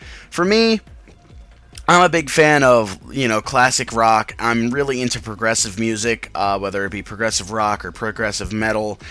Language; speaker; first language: English; native; English